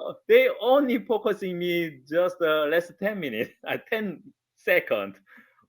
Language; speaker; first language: English; non-native, learner; Korean